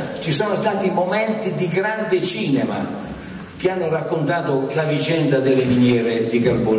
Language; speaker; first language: Italian; native; Italian